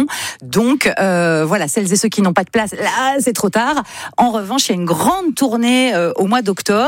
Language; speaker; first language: French; native; French